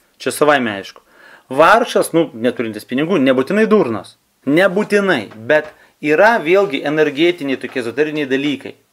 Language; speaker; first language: Lithuanian; non-native, local second language; Russian